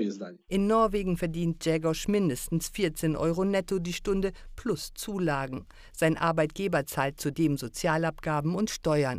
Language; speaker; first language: German; native; German